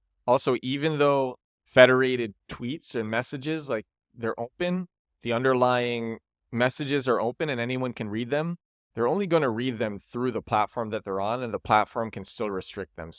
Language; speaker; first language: English; native; English